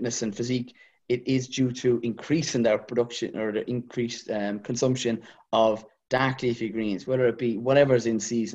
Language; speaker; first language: English; native; English